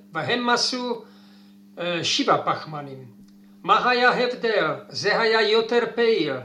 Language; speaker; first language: Hebrew; non-native, fluent; Czech